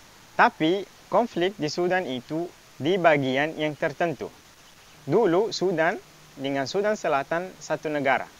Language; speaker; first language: Indonesian; non-native, fluent; Arabic